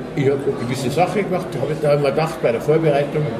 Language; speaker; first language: German; native; German